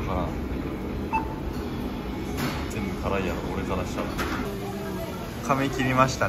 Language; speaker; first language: Japanese; native; Japanese